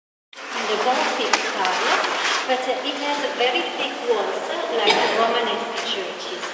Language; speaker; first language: English; non-native, fluent; French